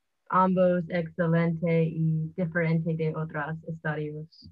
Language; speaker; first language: Spanish; non-native, learner; English